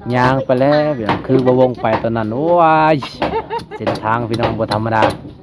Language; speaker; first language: Lao; non-native, local second language; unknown